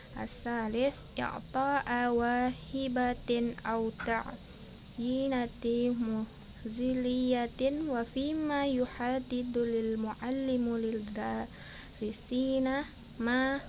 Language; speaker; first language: Arabic; non-native, learner; Indonesian